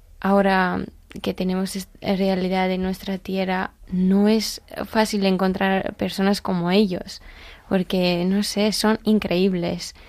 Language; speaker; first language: Spanish; non-native, learner; Georgian